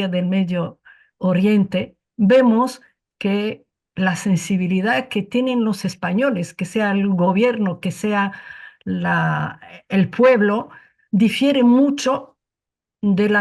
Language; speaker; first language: Spanish; non-native, fluent; Arabic